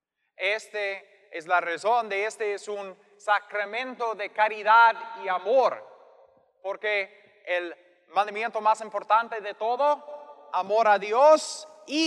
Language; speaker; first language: Spanish; non-native, fluent; English